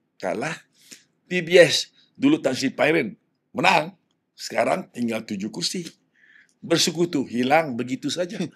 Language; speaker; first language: Malay; native; Malay